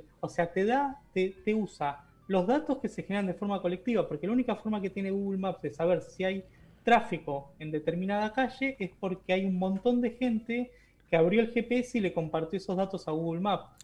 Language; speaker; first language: Spanish; native; Spanish